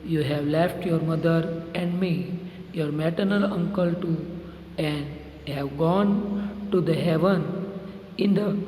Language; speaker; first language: English; non-native, local second language; Hindi